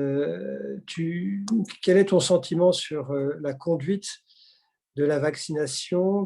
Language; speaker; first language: French; native; French